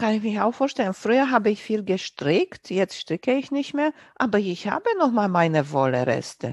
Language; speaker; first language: German; non-native, fluent; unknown